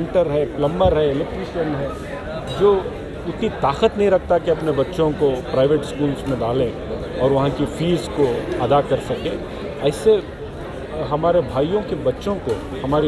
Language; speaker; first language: Urdu; native; Urdu